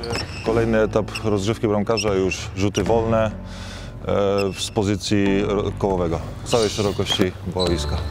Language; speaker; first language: Polish; native; Polish